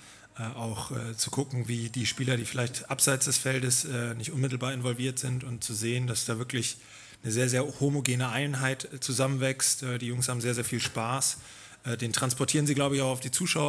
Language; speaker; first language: German; native; German